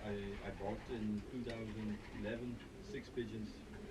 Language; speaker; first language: English; non-native, learner; Dutch